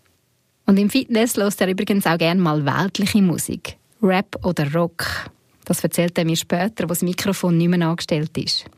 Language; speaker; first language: German; native; German